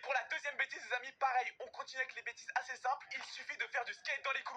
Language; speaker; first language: French; native; French